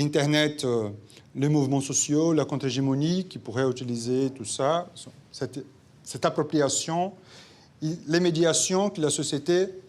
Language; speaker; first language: French; non-native, fluent; Portuguese